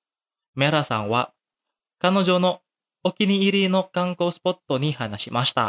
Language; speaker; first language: Japanese; non-native, fluent; Indonesian